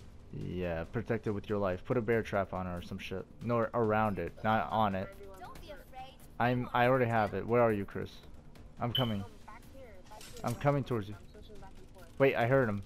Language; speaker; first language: English; native; English